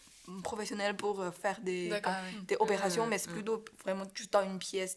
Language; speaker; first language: French; non-native, learner; Chinese